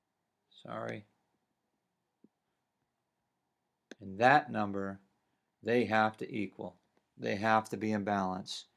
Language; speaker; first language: English; native; English